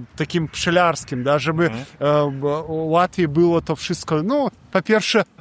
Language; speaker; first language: Polish; non-native, fluent; Belarusian